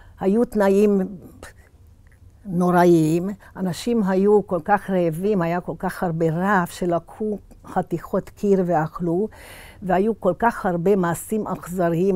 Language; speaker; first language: Hebrew; early bilingual, other home language; Hungarian